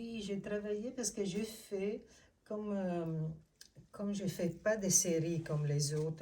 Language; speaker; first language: French; non-native, fluent; Italian